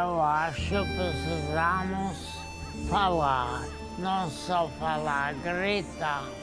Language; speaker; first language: Portuguese; non-native, fluent; Polish